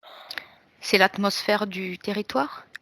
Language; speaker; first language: French; native; French